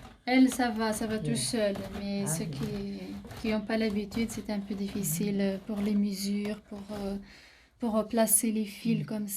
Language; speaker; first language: French; non-native, local second language; Arabic